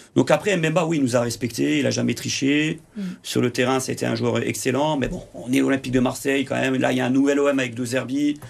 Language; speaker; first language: French; native; French